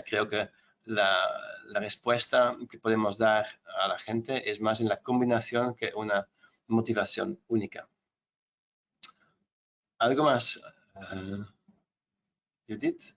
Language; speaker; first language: Spanish; non-native, fluent; Dutch